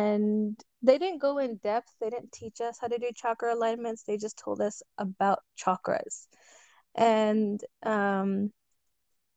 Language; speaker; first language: English; native; English